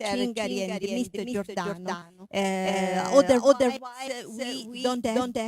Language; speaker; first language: English; non-native, fluent; Italian